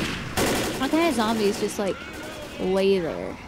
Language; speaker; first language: English; native; English